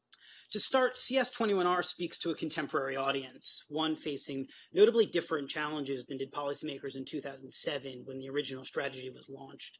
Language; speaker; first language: English; native; English